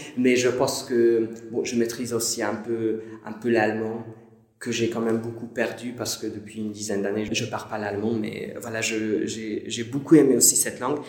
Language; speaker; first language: French; non-native, fluent; Hungarian